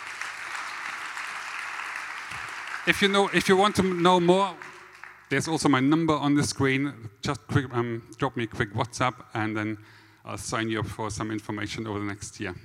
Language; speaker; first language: English; non-native, fluent; German